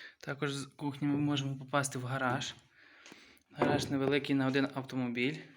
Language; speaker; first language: Ukrainian; native; Ukrainian